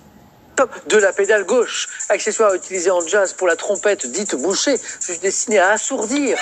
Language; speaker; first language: French; native; French